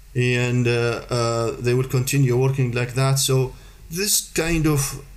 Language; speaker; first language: English; non-native, fluent; Arabic